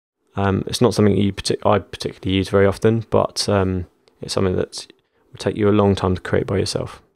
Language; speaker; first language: English; native; English